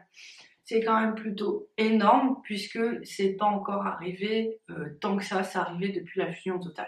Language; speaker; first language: French; native; French